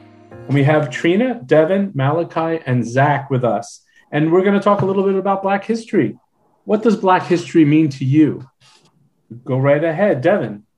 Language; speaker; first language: English; native; English